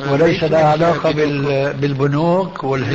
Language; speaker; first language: Arabic; native; Arabic